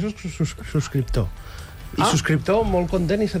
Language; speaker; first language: Catalan; native; Catalan